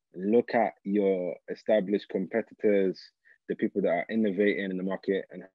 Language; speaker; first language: English; native; English